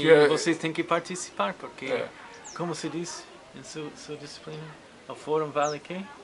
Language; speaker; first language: Portuguese; non-native, fluent; English